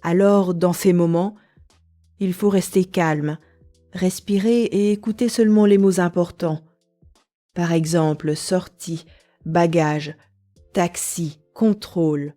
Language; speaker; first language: French; native; French